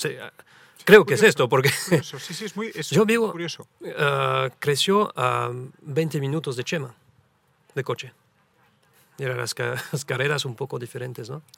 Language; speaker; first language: Spanish; early bilingual, heritage; French